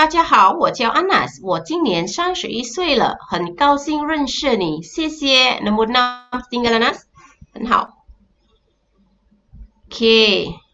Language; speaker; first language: Chinese; non-native, local second language; Malay